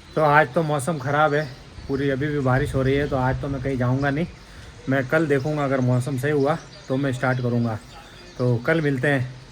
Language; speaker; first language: Hindi; native; Hindi